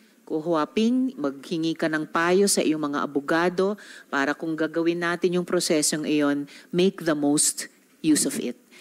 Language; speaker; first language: Filipino; native; Filipino